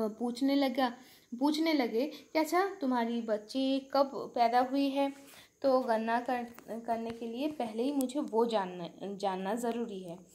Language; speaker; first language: Hindi; non-native, local second language; Bangla